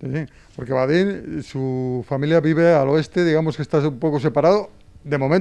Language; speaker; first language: Spanish; native; Spanish